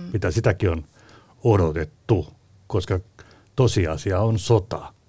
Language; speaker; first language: Finnish; native; Finnish